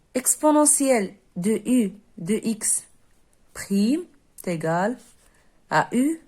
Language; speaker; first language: French; non-native, local second language; Arabic